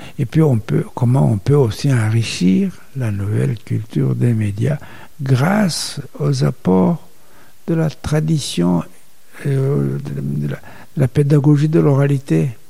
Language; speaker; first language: French; non-native, local second language; Rundi